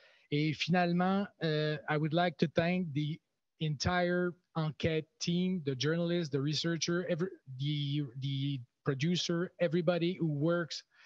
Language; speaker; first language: English; non-native, fluent; French